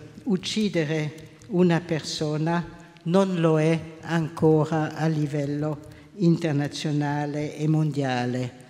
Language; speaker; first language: Italian; non-native, local second language; French